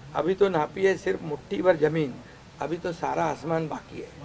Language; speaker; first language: Hindi; non-native, local second language; Marathi